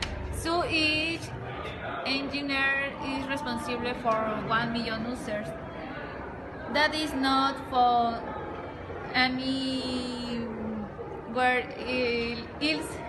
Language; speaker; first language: English; non-native, learner; Spanish